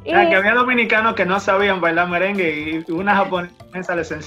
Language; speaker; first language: Spanish; native; Spanish